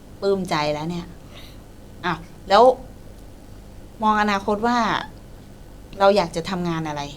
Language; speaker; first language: Thai; native; Thai